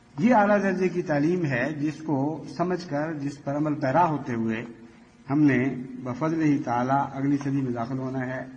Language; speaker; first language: Hindi; native; Hindi